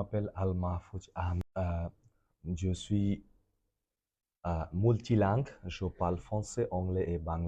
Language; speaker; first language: French; non-native, fluent; Bangla